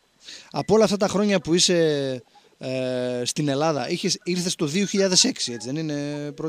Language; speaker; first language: Greek; native; Greek